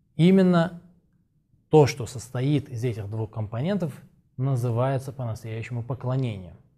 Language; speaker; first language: Russian; non-native, local second language; Azerbaijani